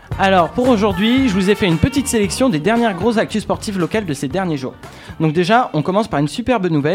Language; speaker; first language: French; native; French